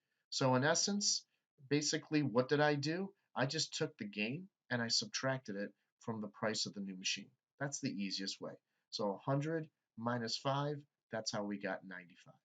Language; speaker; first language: English; native; English